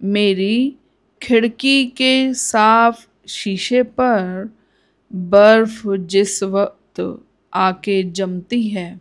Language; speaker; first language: Hindi; non-native, local second language; Punjabi